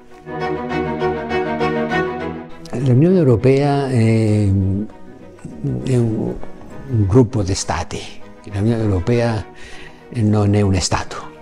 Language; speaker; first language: Italian; non-native, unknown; Catalan